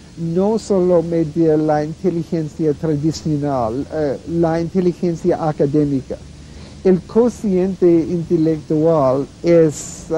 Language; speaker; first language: Spanish; non-native, fluent; English